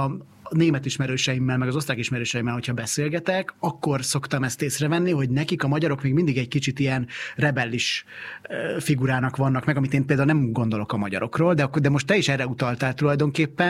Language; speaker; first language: Hungarian; native; Hungarian